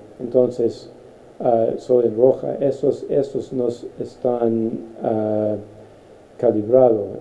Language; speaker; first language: Spanish; non-native, fluent; English